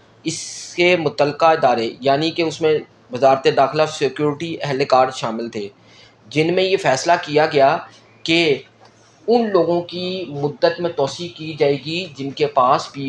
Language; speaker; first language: Urdu; non-native, local second language; Punjabi